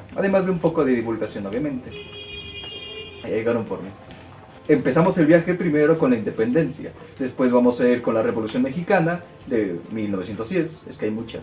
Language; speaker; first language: Spanish; native; Spanish